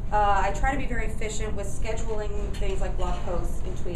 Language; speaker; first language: English; native; English